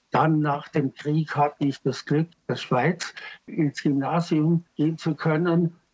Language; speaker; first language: German; native; German